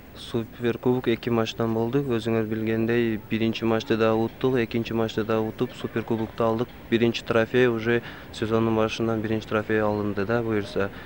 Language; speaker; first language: Kyrgyz; non-native, local second language; Tajik